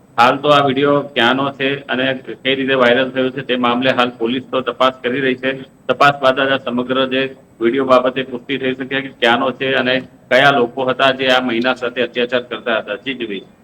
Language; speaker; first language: Gujarati; native; Gujarati